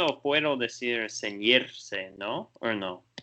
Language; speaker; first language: Spanish; non-native, learner; Portuguese